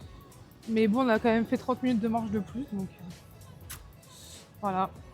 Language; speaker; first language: French; native; French